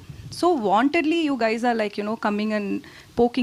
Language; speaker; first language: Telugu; non-native, learner; Tamil